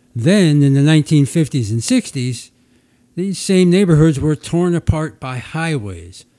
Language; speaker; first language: English; native; English